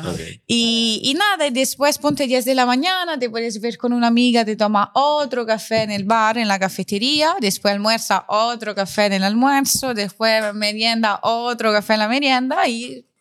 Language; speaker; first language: Spanish; non-native, fluent; Italian